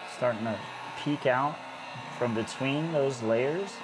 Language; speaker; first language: English; native; English